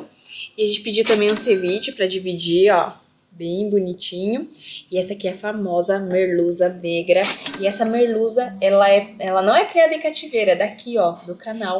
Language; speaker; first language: Portuguese; native; Portuguese